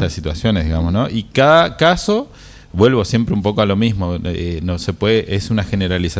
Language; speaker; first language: Spanish; native; Spanish